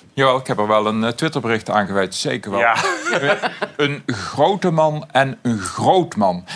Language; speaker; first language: Dutch; native; Dutch